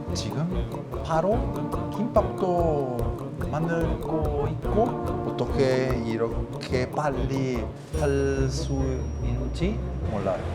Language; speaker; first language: Korean; non-native, learner; Italian